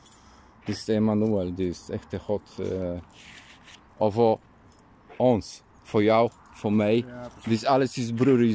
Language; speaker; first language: German; non-native, learner; Polish